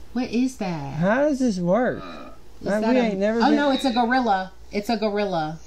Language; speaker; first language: English; native; English